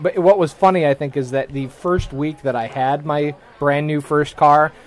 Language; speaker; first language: English; native; English